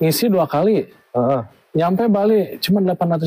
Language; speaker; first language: Indonesian; native; Indonesian